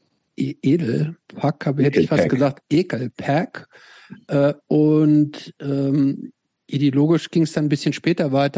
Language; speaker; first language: German; native; German